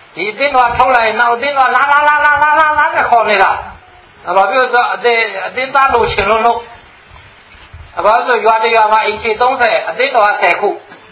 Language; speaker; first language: Burmese; non-native, local second language; Hakha Chin